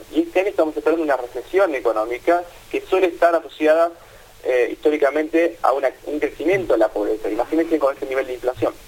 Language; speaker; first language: Spanish; native; Spanish